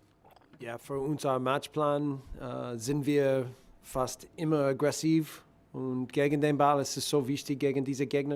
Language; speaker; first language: German; non-native, learner; English